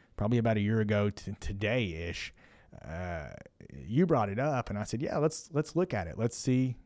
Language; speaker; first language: English; native; English